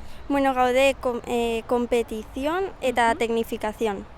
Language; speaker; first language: Basque; non-native, local second language; Spanish